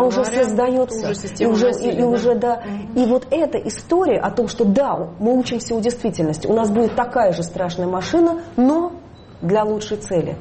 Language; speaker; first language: Russian; native; Russian